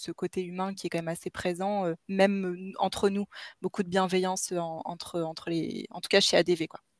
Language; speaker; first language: French; native; French